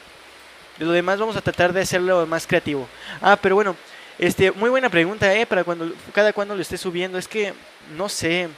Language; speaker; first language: Spanish; native; Spanish